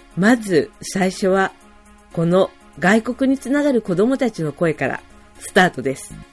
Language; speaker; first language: Japanese; native; Japanese